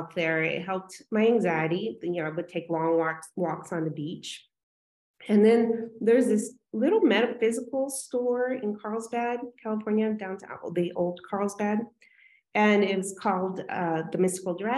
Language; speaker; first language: English; native; English